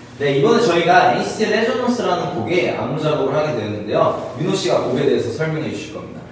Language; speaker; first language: Korean; native; Korean